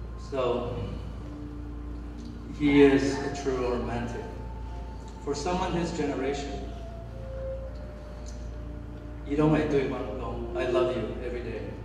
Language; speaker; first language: English; early bilingual, other home language; Chinese